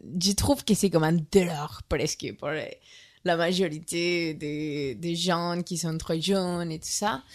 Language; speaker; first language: French; non-native, learner; Spanish